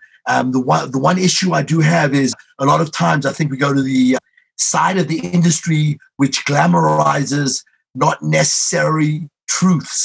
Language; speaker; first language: English; native; English